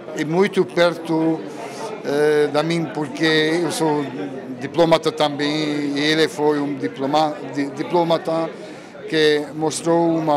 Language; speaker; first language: Portuguese; non-native, fluent; Hungarian